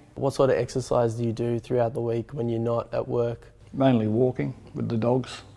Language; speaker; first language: English; native; English